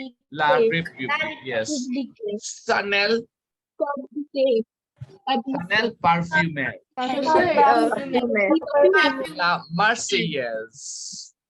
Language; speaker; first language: French; non-native, fluent; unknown